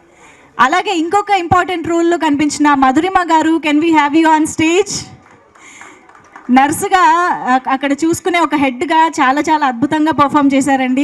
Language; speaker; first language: Telugu; native; Telugu